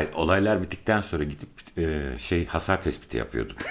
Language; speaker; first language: Turkish; native; Turkish